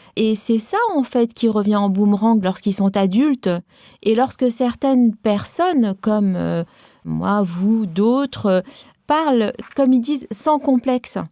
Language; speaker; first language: French; non-native, local second language; Arabic